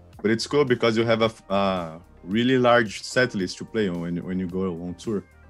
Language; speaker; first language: English; non-native, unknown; Portuguese